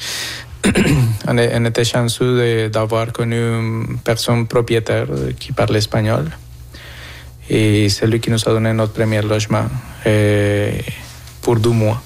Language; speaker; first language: French; non-native, fluent; Spanish